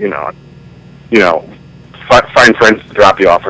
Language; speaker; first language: English; native; English